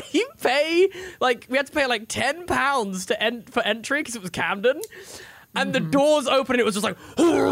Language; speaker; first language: English; native; English